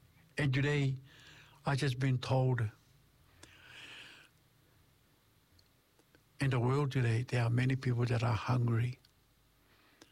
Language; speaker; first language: English; non-native, fluent; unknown